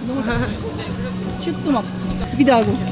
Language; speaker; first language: Korean; native; Korean